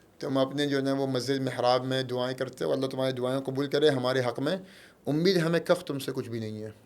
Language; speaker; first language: Urdu; early bilingual, heritage; Arabic